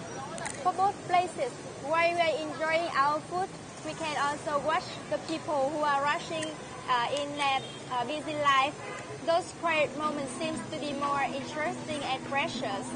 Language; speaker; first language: English; non-native, learner; Vietnamese